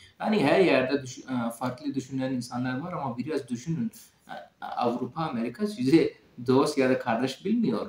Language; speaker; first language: Turkish; non-native, fluent; Urdu